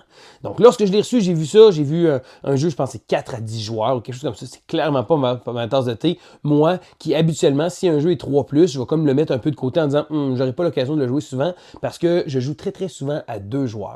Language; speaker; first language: French; native; French